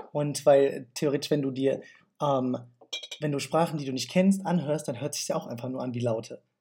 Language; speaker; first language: German; native; German